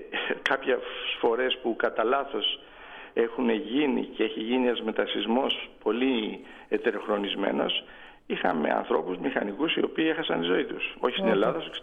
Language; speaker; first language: Greek; native; Greek